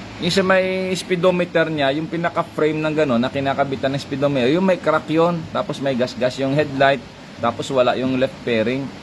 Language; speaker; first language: Filipino; non-native, local second language; Hiligaynon